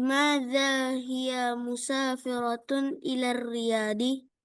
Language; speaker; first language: Arabic; non-native, learner; Indonesian